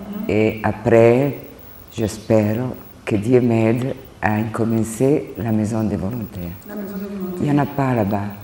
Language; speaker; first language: French; non-native, learner; Italian